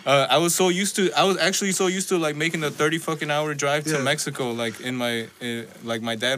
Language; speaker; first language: English; non-native, fluent; Spanish